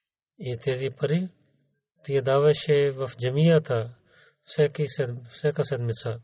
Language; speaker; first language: Bulgarian; non-native, learner; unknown